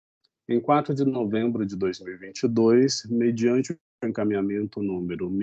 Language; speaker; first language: Portuguese; native; Portuguese